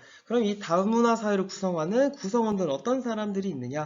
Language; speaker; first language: Korean; native; Korean